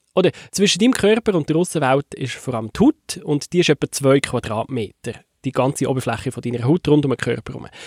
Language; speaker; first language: German; native; German